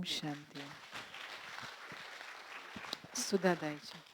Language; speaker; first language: Russian; non-native, learner; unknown